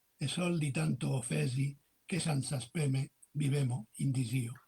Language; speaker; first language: Italian; non-native, fluent; Spanish